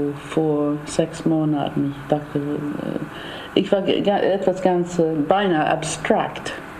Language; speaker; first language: German; non-native, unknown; English